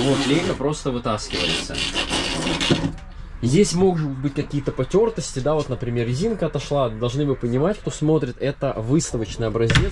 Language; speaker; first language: Russian; native; Russian